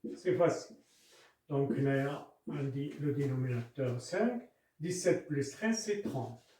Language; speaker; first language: French; non-native, local second language; Arabic